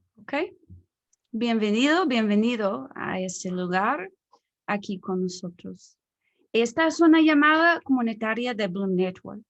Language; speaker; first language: Spanish; non-native, fluent; English